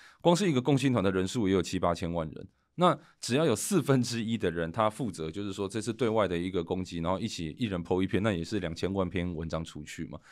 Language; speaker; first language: Chinese; native; Chinese